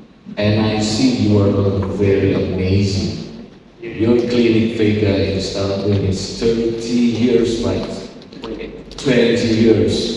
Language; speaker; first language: English; non-native, fluent; Indonesian